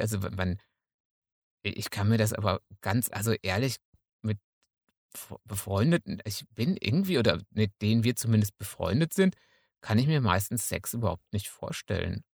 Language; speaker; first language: German; native; German